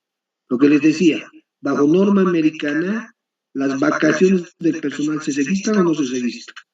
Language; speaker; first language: Spanish; native; Spanish